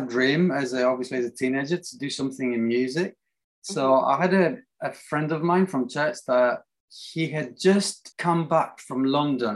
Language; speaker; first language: English; non-native, fluent; Greek